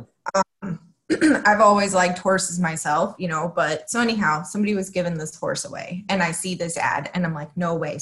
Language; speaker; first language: English; early bilingual, other home language; Spanish